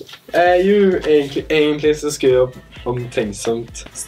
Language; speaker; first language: Norwegian; native; Norwegian